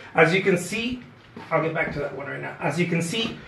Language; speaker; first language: English; non-native, fluent; Spanish